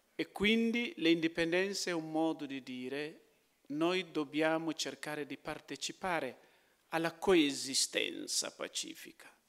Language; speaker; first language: Italian; non-native, fluent; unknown